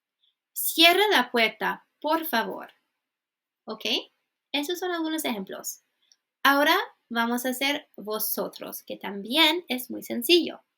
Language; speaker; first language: Spanish; non-native, fluent; English